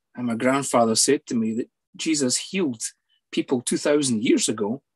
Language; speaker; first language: English; native; English